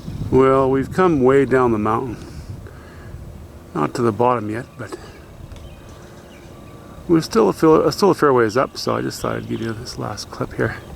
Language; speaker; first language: English; native; English